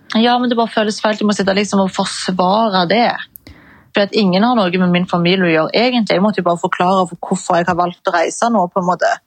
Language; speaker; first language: Norwegian; early bilingual, other home language; Arabic